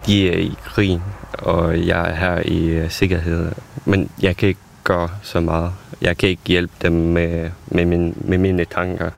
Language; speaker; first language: Danish; non-native, fluent; Ukrainian